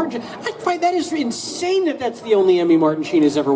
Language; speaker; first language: English; native; English